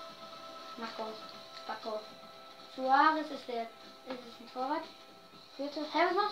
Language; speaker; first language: German; native; German